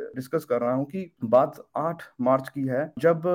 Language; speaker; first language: Hindi; native; Hindi